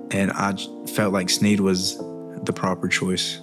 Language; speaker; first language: English; early bilingual, other home language; Spanish